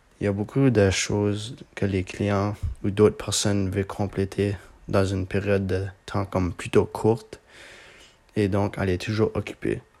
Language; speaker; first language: French; non-native, local second language; English